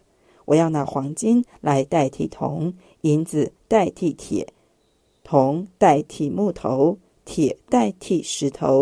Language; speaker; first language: Chinese; native; Chinese